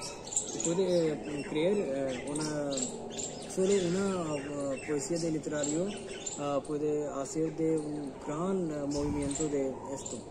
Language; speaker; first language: Spanish; non-native, learner; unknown